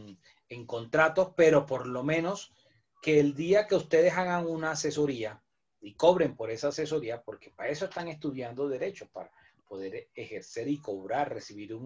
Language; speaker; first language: Spanish; native; Spanish